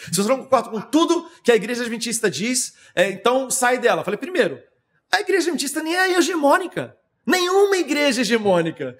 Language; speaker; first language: Portuguese; non-native, fluent; German